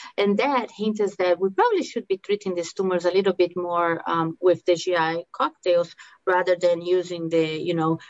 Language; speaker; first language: English; non-native, fluent; Portuguese